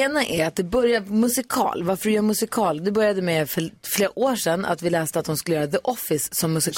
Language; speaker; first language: Swedish; native; Swedish